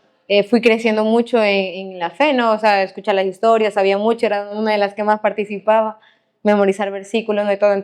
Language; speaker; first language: Spanish; native; Spanish